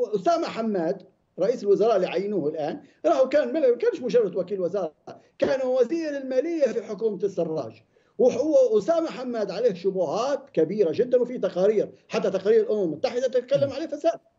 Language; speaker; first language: Arabic; native; Arabic